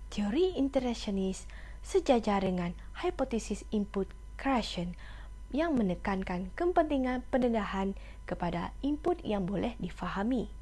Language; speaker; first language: Malay; non-native, local second language; Iban